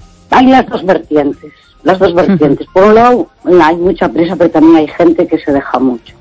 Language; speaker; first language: Spanish; native; Spanish